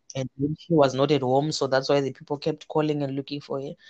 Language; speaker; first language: English; non-native, local second language; Shona